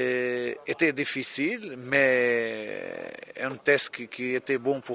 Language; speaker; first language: French; non-native, fluent; Portuguese